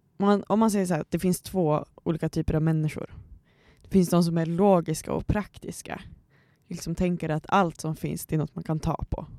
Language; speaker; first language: Swedish; native; Swedish